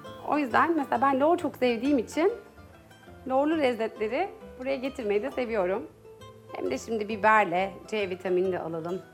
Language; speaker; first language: Turkish; native; Turkish